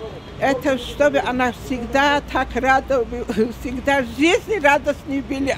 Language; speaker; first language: Russian; non-native, local second language; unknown